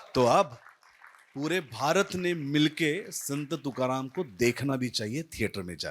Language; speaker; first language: Hindi; non-native, local second language; Marathi